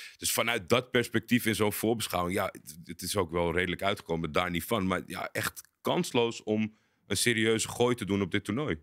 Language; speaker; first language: Dutch; native; Dutch